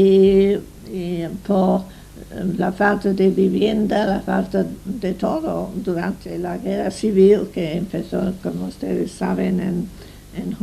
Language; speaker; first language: Spanish; non-native, fluent; English